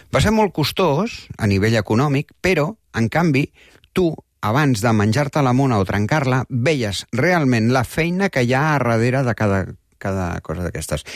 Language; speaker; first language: Catalan; native; Catalan